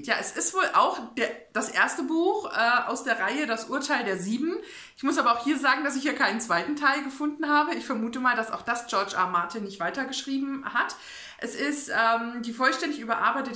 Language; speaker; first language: German; native; German